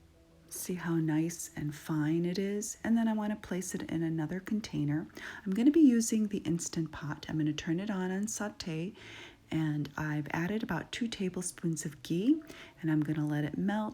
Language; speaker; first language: English; native; English